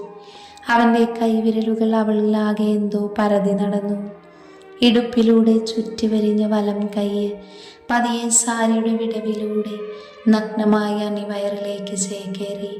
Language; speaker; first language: Malayalam; native; Malayalam